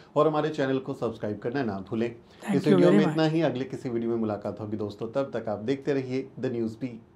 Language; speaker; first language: Hindi; native; Hindi